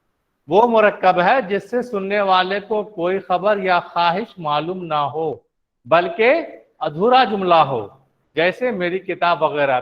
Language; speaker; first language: Urdu; native; Urdu